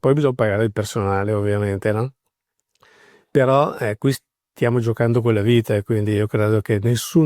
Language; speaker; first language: Italian; native; Italian